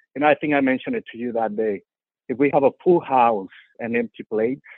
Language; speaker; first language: English; non-native, fluent; Spanish